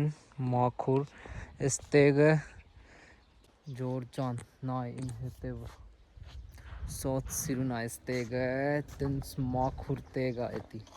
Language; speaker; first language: Armenian; non-native, learner; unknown